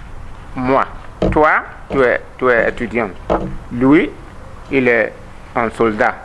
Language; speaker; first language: French; non-native, learner; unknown